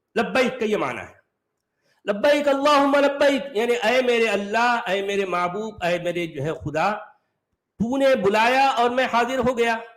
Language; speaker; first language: Urdu; native; Urdu